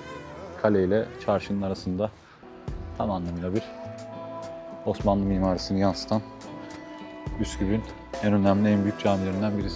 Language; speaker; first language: Turkish; native; Turkish